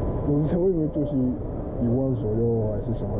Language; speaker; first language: Chinese; non-native, learner; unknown